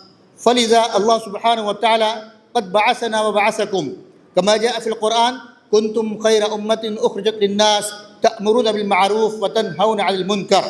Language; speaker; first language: Arabic; non-native, learner; Urdu